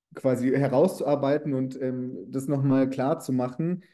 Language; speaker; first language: German; native; German